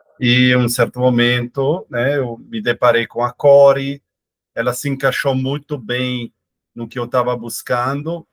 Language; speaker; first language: Portuguese; non-native, fluent; Italian